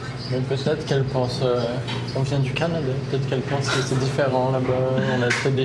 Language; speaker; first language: French; native; French